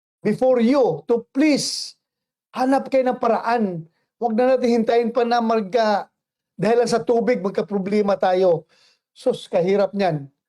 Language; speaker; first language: Filipino; non-native, local second language; Cebuano